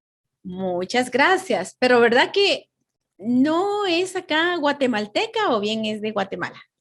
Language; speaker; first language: Spanish; native; Spanish